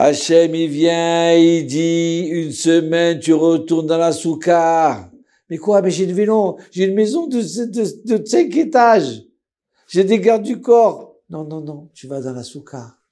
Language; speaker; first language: French; native; French